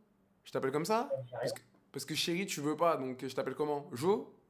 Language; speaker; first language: French; native; French